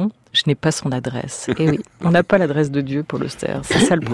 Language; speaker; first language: French; native; French